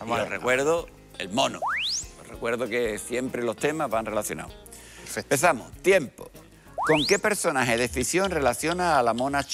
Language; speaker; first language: Spanish; native; Spanish